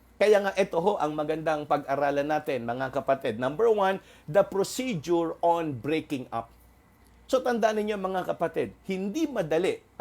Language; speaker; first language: Filipino; non-native, local second language; Waray